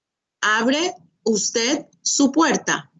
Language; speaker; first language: Spanish; non-native, fluent; English